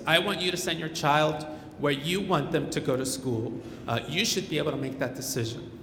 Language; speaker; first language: English; early bilingual, other home language; Spanish